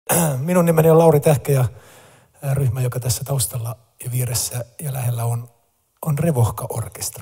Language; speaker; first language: Finnish; native; Finnish